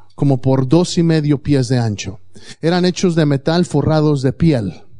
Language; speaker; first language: Spanish; native; Spanish